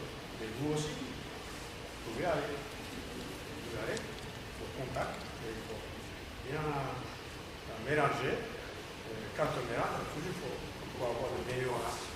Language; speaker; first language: French; non-native, learner; Japanese